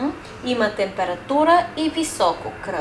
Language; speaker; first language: Bulgarian; non-native, fluent; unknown